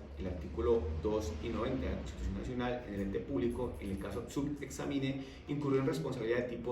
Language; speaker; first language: Spanish; native; Spanish